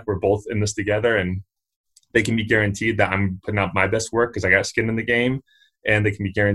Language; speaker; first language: English; native; English